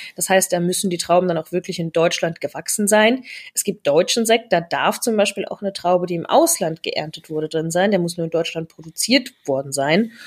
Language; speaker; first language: German; native; German